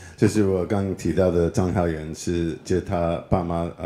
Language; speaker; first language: Chinese; non-native, fluent; English